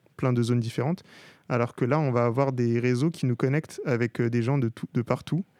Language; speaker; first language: French; native; French